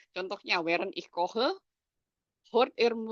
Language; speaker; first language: German; non-native, fluent; Indonesian